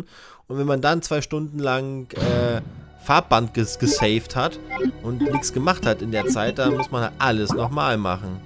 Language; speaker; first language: German; native; German